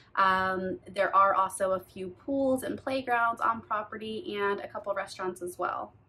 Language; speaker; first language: English; native; English